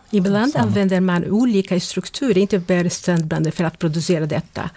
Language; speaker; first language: Swedish; non-native, fluent; Portuguese